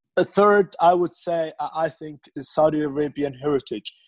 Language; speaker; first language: English; non-native, fluent; Arabic